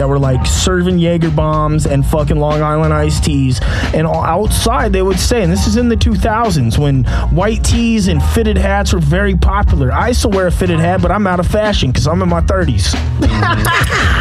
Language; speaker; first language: English; native; English